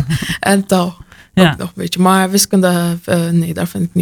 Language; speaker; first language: Dutch; early bilingual, other home language; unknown